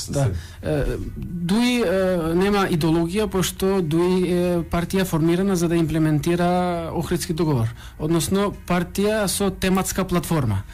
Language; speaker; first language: Macedonian; non-native, local second language; Albanian